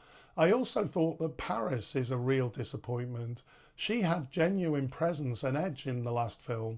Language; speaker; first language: English; native; English